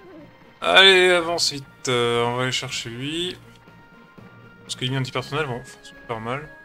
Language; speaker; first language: French; native; French